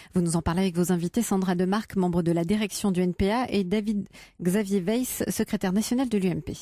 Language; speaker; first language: French; native; French